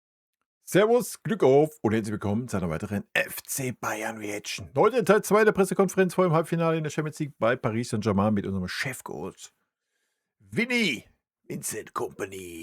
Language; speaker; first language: German; native; German